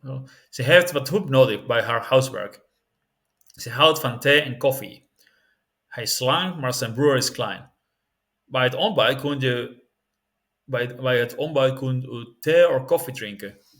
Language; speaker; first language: Dutch; non-native, learner; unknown